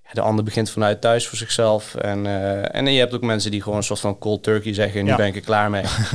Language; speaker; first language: Dutch; early bilingual, other home language; Greek